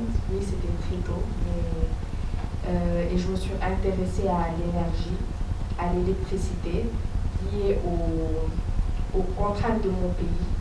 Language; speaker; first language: French; non-native, local second language; Wolof